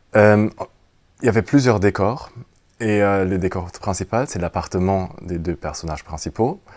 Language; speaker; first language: French; non-native, fluent; German